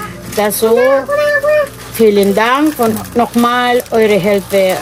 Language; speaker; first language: German; non-native, learner; Filipino